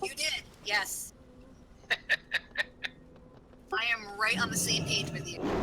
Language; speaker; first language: English; native; English